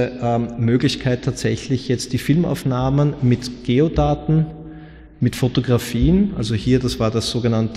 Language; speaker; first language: German; native; German